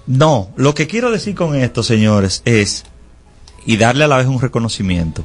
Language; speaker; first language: Spanish; native; Spanish